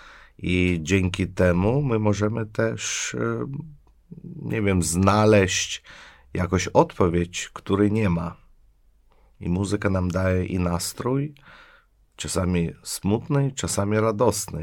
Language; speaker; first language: Polish; non-native, fluent; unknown